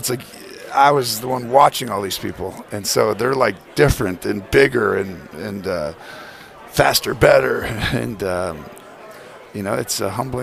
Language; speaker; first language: English; native; English